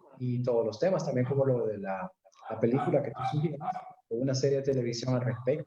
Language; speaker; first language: Spanish; native; Spanish